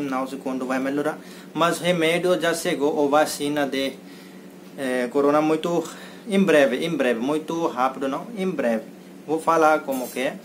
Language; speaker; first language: Portuguese; non-native, learner; Hindi